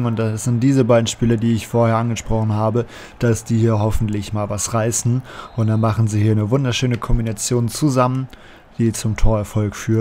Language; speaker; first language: German; native; German